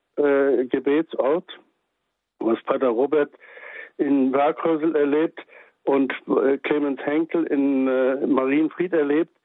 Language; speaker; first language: German; native; German